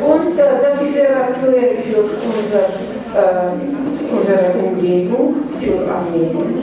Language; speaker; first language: German; non-native, fluent; Armenian